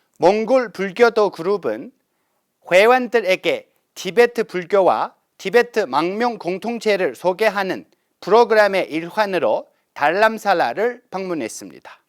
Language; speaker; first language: Korean; non-native, fluent; Tibetan